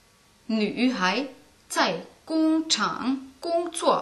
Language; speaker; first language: Chinese; non-native, learner; German